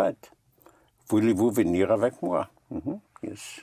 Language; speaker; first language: French; non-native, fluent; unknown